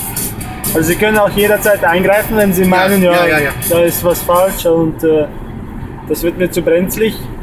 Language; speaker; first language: German; native; German